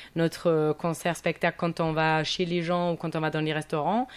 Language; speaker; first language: French; non-native, fluent; German